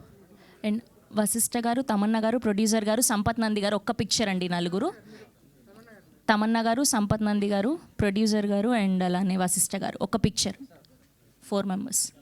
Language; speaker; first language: Telugu; native; Telugu